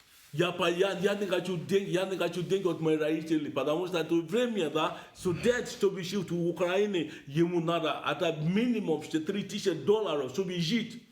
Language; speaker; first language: Russian; non-native, learner; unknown